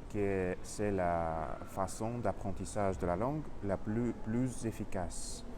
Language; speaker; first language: French; non-native, learner; Russian